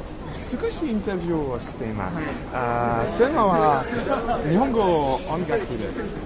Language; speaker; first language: Japanese; non-native, learner; French